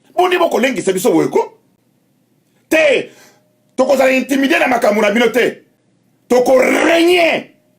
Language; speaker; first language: Lingala; non-native, local second language; Luba-Lulua